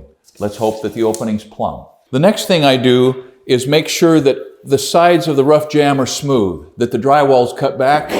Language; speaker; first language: English; native; English